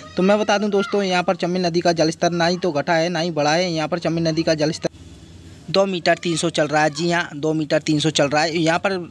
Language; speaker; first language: Hindi; native; Hindi